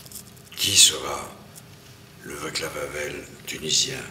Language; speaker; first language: French; native; French